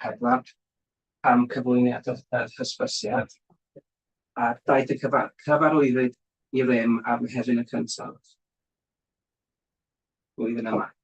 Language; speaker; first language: Welsh; native; Welsh